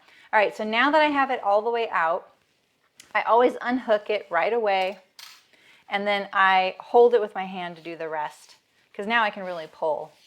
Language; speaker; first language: English; native; English